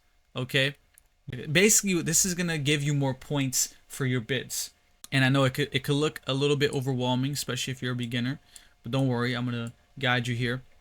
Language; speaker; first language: English; native; English